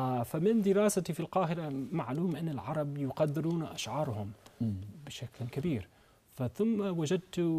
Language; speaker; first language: Arabic; non-native, fluent; English